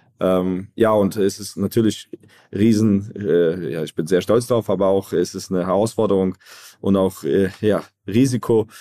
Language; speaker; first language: German; early bilingual, other home language; Croatian